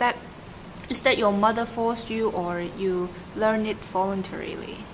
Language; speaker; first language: English; non-native, learner; Cantonese